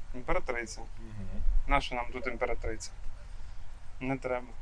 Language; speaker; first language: Ukrainian; non-native, local second language; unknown